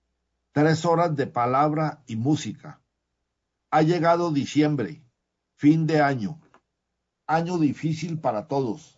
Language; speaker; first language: Spanish; native; Spanish